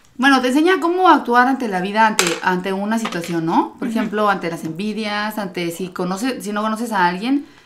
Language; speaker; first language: Spanish; native; Spanish